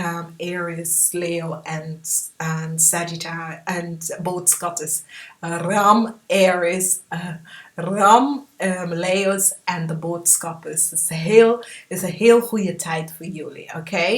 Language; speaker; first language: Dutch; non-native, fluent; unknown